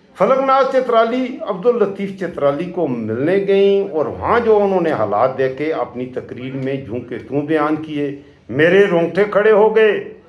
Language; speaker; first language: Urdu; non-native, local second language; Pashto